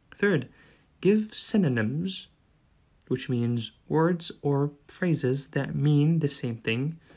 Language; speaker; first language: English; non-native, fluent; Arabic